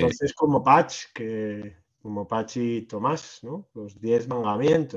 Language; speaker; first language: Spanish; native; Spanish